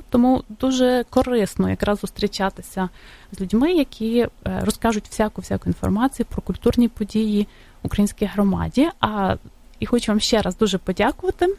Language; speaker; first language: Ukrainian; native; Ukrainian